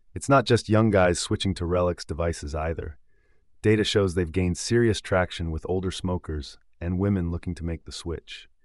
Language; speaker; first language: English; native; English